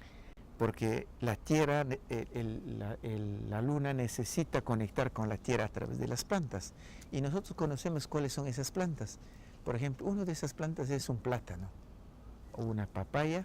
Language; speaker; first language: Spanish; non-native, local second language; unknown